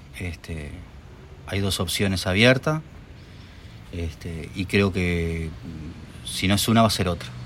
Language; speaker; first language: Spanish; native; Spanish